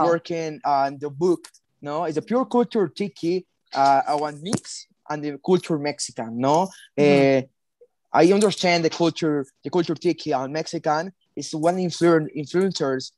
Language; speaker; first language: English; non-native, learner; Spanish